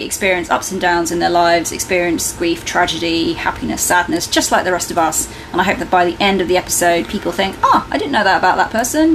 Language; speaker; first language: English; native; English